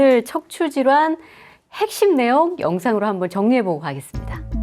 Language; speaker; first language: Korean; native; Korean